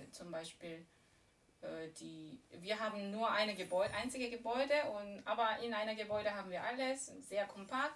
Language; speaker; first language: German; non-native, fluent; Korean